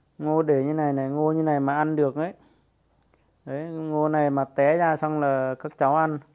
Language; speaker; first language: Vietnamese; non-native, local second language; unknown